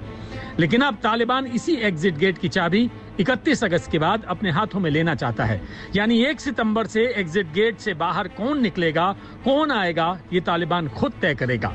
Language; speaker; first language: Hindi; native; Hindi